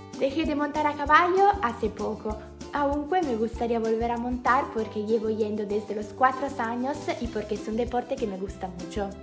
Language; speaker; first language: Spanish; non-native, learner; Italian